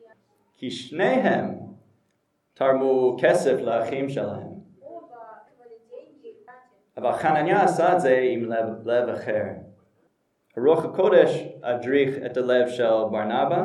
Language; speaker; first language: Hebrew; non-native, fluent; English